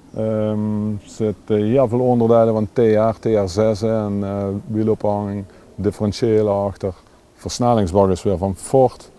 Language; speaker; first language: Dutch; native; Dutch